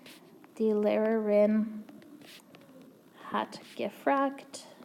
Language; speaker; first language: German; non-native, fluent; English